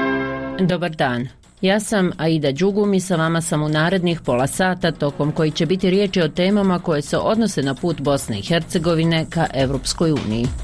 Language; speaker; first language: Croatian; native; Croatian